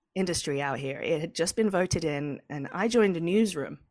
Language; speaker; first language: English; native; English